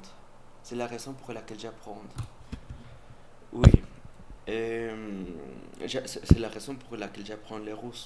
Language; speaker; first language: French; non-native, learner; Spanish